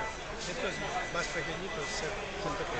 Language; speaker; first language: Spanish; non-native, fluent; Italian